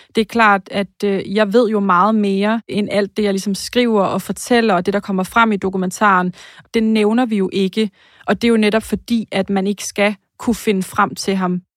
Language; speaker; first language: Danish; native; Danish